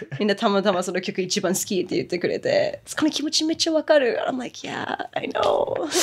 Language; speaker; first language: Japanese; early bilingual, heritage; Japanese